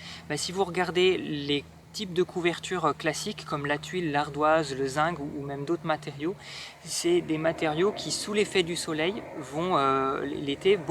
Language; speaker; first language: French; native; French